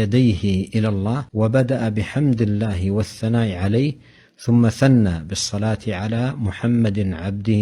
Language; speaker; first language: Arabic; native; Arabic